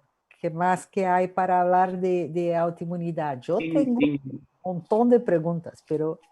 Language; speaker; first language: Spanish; non-native, fluent; Portuguese